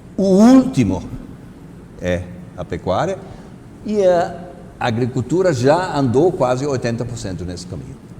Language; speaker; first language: Portuguese; non-native, fluent; German